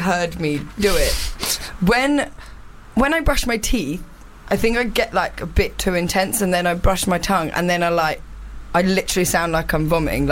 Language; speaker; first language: English; native; English